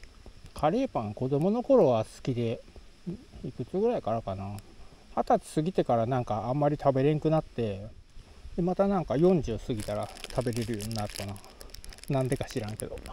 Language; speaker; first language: Japanese; native; Japanese